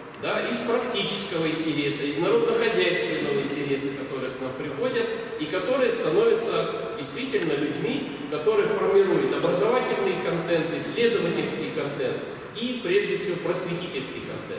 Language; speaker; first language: Russian; native; Russian